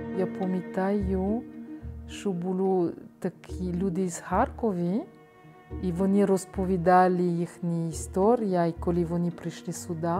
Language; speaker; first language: Ukrainian; non-native, fluent; French